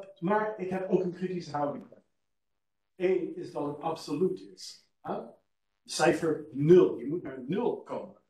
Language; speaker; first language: Dutch; non-native, fluent; English